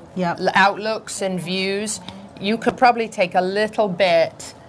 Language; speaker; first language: English; native; English